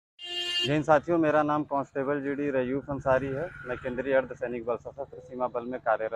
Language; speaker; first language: Hindi; native; Hindi